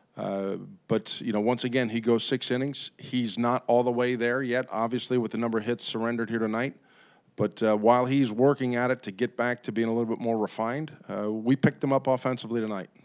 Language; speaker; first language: English; native; English